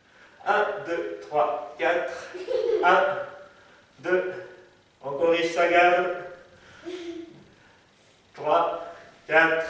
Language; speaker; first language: French; native; French